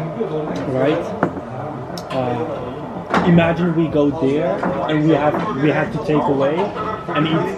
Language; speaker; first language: English; non-native, fluent; Turkish